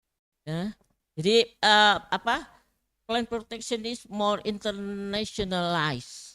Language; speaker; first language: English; non-native, fluent; Indonesian